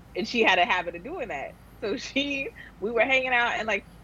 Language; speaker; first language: English; native; English